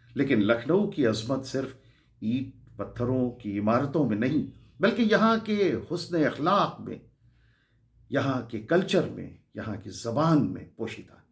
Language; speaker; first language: Urdu; native; Urdu